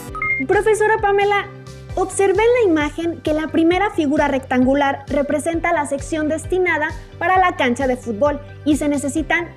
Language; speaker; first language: Spanish; native; Spanish